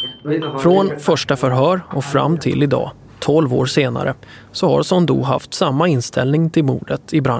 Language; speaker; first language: Swedish; native; Swedish